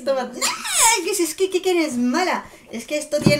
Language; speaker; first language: Spanish; native; Spanish